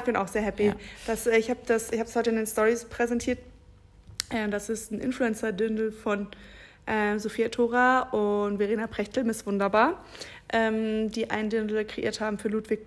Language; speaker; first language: German; native; German